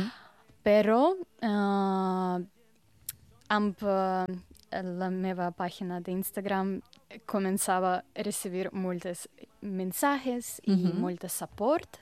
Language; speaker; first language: Catalan; non-native, learner; Russian